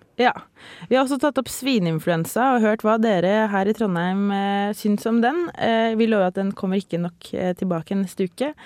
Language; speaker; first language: Norwegian; native; Norwegian